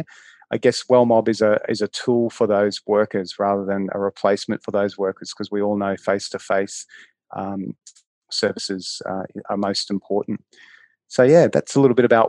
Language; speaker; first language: English; native; English